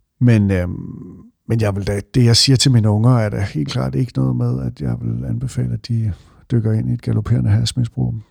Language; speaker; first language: Danish; native; Danish